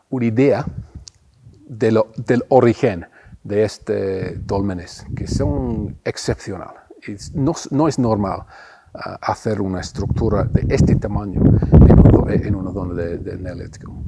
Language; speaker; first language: Spanish; non-native, fluent; English